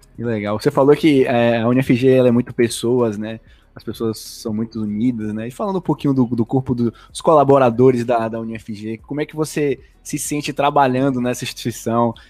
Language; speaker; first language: Portuguese; native; Portuguese